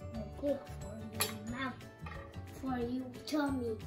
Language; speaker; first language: English; early bilingual, other home language; Indonesian